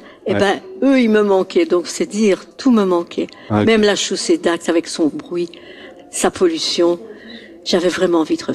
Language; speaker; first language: French; native; French